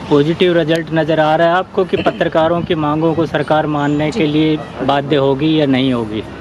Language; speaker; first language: Hindi; native; Hindi